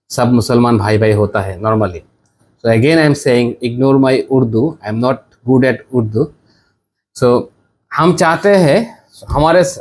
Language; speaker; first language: Hindi; non-native, learner; Bangla